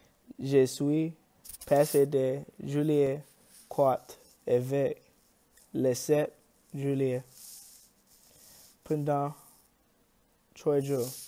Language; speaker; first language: French; non-native, learner; English